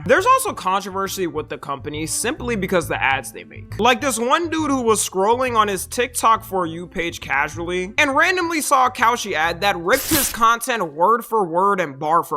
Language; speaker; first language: English; native; English